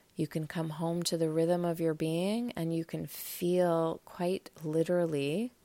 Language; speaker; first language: English; native; English